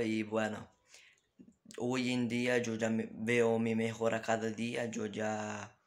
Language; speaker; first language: Spanish; non-native, fluent; Portuguese